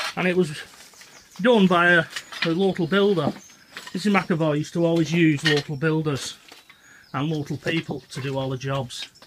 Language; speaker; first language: English; native; English